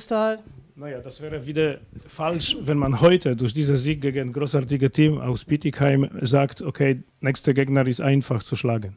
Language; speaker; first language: German; non-native, fluent; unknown